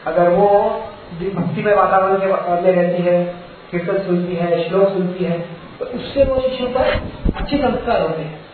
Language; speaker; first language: Hindi; non-native, local second language; Marathi